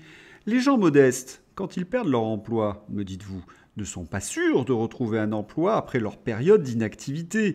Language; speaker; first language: French; native; French